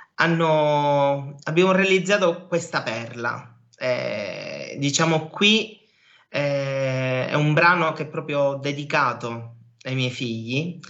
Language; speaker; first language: Italian; native; Italian